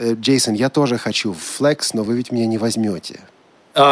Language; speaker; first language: Russian; native; Russian